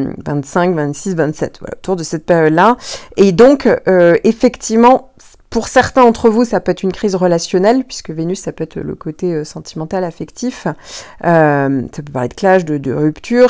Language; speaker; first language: French; native; French